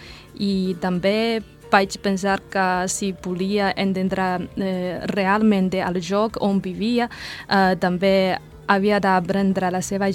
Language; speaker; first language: Catalan; non-native, learner; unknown